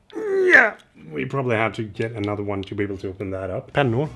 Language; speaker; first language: English; non-native, fluent; Swedish